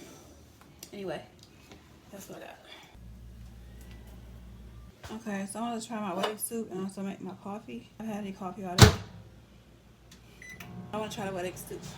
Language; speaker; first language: English; native; English